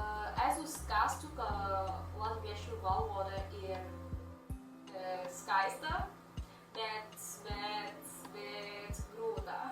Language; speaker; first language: Latvian; non-native, learner; English